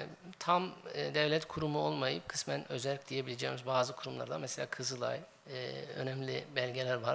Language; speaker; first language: Turkish; native; Turkish